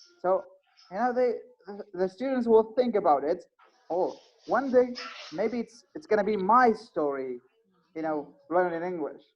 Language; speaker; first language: English; non-native, fluent; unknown